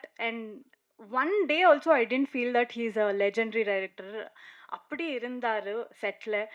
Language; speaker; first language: Tamil; non-native, learner; Kannada